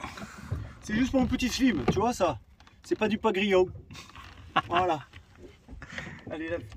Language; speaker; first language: French; native; French